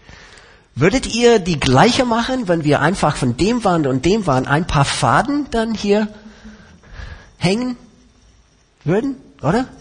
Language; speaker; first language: German; non-native, fluent; English